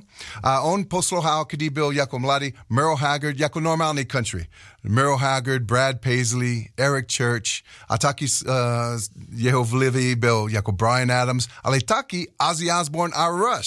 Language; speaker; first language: Czech; non-native, learner; English